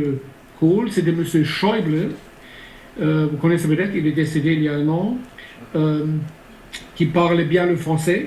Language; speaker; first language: French; non-native, fluent; German